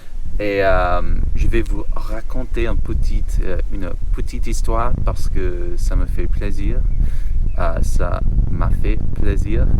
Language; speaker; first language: French; non-native, learner; English